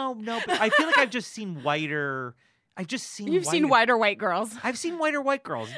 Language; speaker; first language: English; native; English